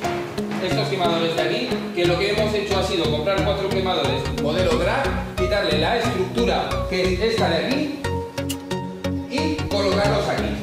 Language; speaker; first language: Spanish; native; Spanish